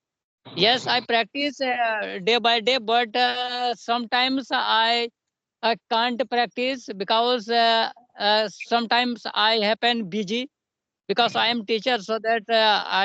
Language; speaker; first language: English; non-native, learner; Hindi